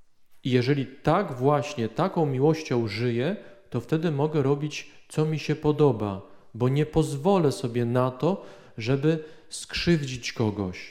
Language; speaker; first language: Polish; native; Polish